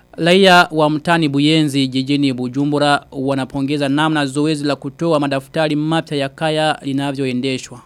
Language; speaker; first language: Swahili; non-native, local second language; Rundi